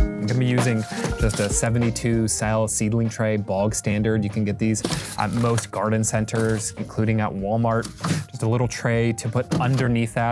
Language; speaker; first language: English; native; English